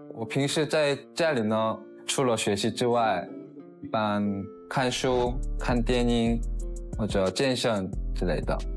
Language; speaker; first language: Chinese; non-native, fluent; Korean